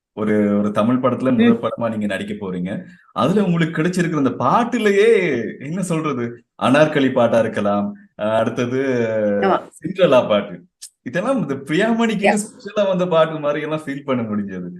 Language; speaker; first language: Tamil; native; Tamil